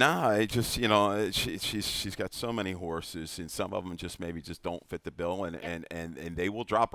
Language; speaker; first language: English; native; English